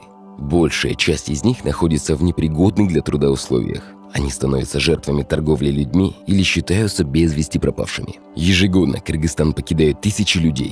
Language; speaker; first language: Russian; native; Russian